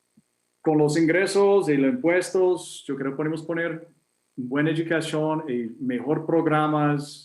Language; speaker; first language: Spanish; non-native, fluent; English